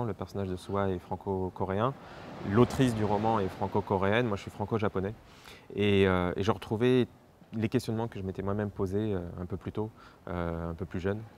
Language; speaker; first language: French; native; French